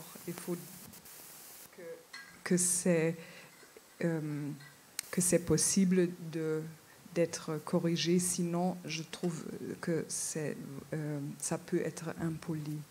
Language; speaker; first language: French; non-native, fluent; German